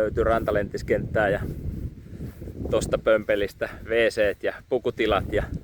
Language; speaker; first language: Finnish; native; Finnish